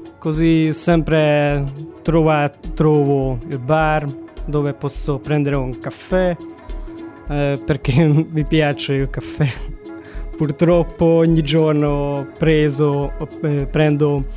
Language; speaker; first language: Italian; non-native, learner; Hungarian